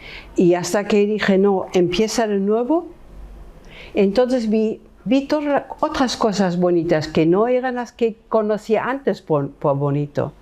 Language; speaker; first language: Spanish; non-native, fluent; German